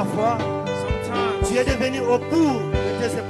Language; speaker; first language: French; non-native, local second language; Lingala